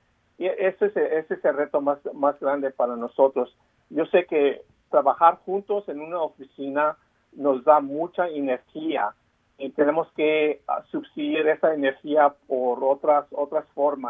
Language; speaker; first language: Spanish; early bilingual, heritage; Spanish